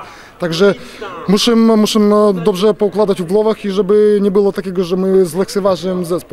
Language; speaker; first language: Polish; non-native, local second language; Ukrainian